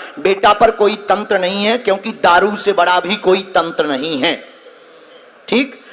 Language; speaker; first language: Hindi; native; Hindi